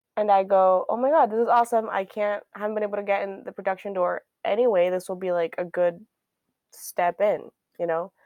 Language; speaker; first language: English; native; English